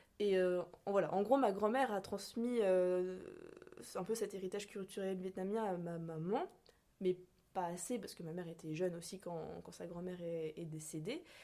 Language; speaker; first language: French; native; French